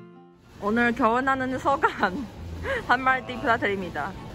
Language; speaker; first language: Korean; non-native, fluent; Chinese